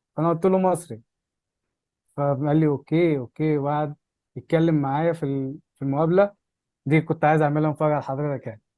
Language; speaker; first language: Egyptian Arabic; native; Egyptian Arabic